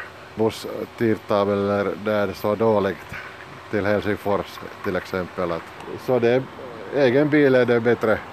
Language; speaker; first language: Swedish; non-native, learner; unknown